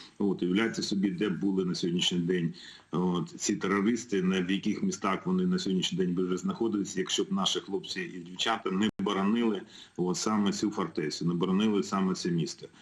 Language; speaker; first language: Ukrainian; non-native, local second language; Russian